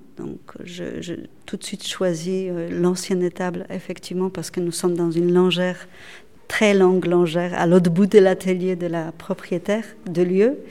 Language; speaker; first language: French; non-native, fluent; Polish